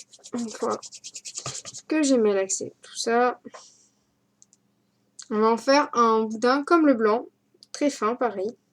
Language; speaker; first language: French; native; French